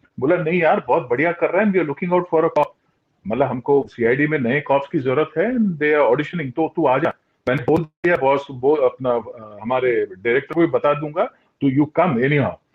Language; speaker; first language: Hindi; non-native, local second language; Tulu